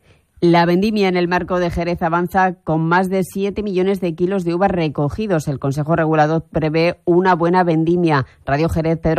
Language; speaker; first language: Spanish; native; Spanish